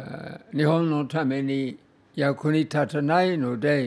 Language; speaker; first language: Japanese; non-native, fluent; English